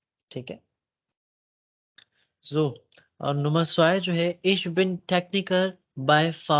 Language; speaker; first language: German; non-native, fluent; Urdu